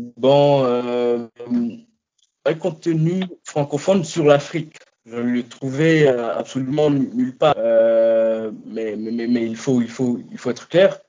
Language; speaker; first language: French; non-native, local second language; Lingala